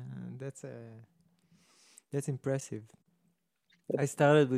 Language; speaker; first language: English; non-native, fluent; Hebrew